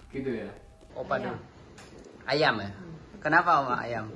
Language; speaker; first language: Indonesian; native; Indonesian